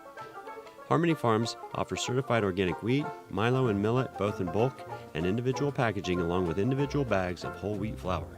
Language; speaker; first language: English; native; English